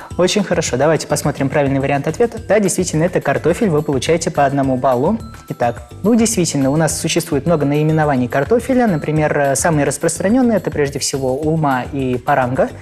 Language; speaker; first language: Russian; non-native, local second language; Chuvash